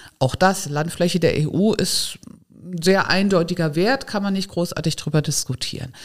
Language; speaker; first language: German; native; German